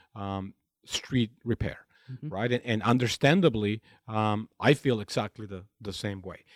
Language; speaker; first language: English; native; English